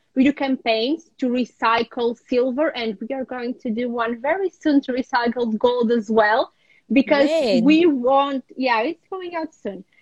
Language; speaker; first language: English; non-native, fluent; Ukrainian